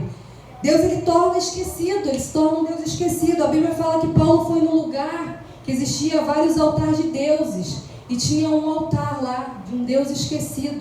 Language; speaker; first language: Portuguese; native; Portuguese